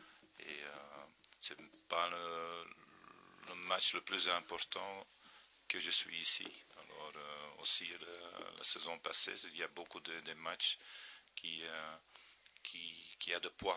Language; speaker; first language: French; non-native, fluent; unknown